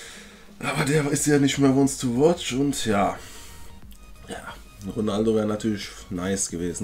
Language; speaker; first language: German; native; German